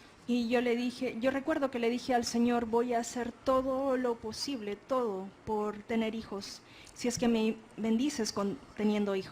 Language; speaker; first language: Spanish; native; Spanish